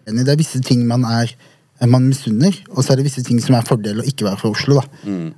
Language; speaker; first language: Norwegian; early bilingual, other home language; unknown